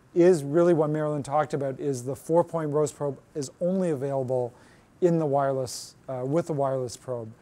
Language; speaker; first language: English; native; English